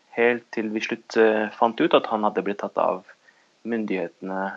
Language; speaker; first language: Norwegian; early bilingual, other home language; Arabic